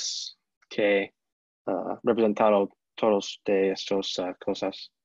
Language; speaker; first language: Spanish; non-native, learner; English